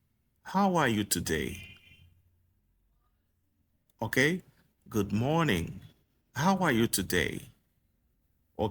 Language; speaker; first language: English; non-native, fluent; Haitian Creole